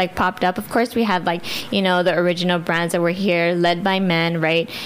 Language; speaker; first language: English; early bilingual, other home language; Filipino